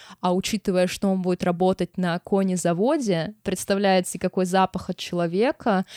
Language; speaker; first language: Russian; native; Russian